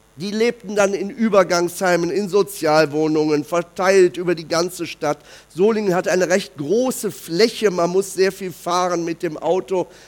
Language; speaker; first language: German; native; German